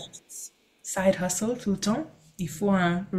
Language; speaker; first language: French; non-native, fluent; English